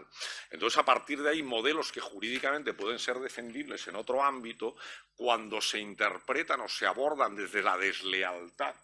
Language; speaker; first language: Spanish; native; Spanish